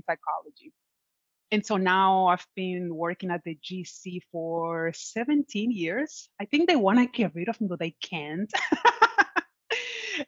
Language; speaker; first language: English; non-native, fluent; Spanish